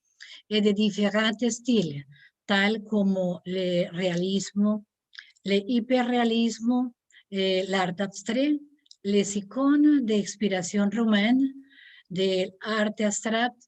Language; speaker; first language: French; non-native, learner; Spanish